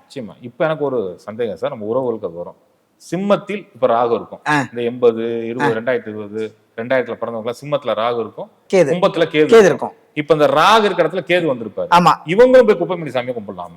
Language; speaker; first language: Tamil; native; Tamil